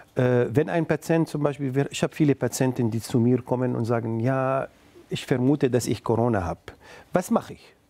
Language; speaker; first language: German; non-native, fluent; Arabic